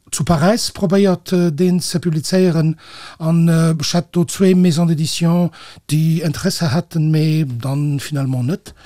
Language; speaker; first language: Luxembourgish; early bilingual, other home language; Portuguese